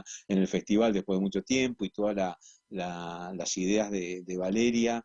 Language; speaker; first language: Spanish; native; Spanish